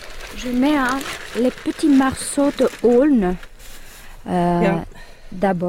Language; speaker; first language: French; non-native, fluent; Finnish